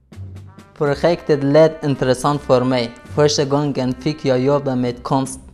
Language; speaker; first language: Swedish; non-native, learner; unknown